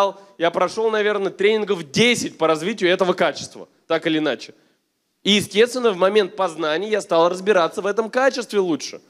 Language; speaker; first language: Russian; native; Russian